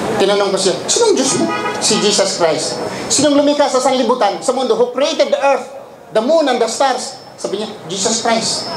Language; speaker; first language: Filipino; non-native, local second language; Cebuano